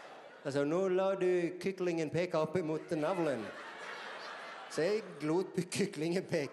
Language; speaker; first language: Norwegian; native; Norwegian